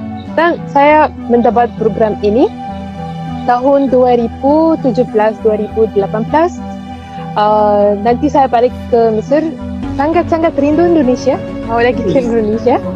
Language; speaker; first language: Indonesian; non-native, fluent; Arabic